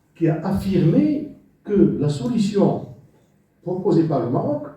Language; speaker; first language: French; non-native, local second language; Arabic